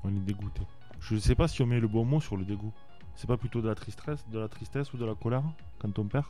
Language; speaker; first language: French; native; French